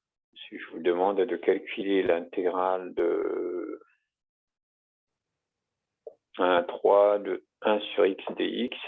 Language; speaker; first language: French; native; French